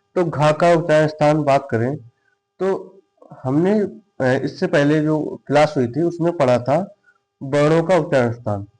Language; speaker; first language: Hindi; native; Hindi